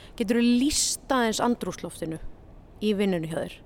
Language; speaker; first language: Icelandic; native; Icelandic